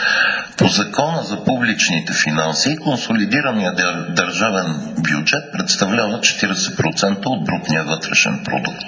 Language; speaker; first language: Bulgarian; native; Bulgarian